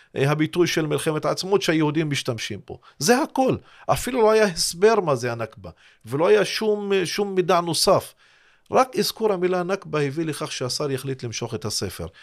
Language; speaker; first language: Hebrew; non-native, local second language; Arabic